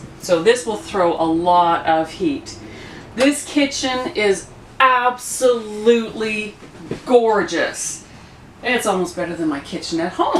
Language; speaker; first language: English; native; English